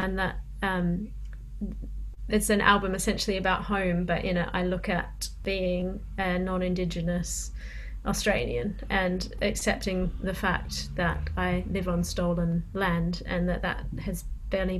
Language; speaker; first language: English; native; English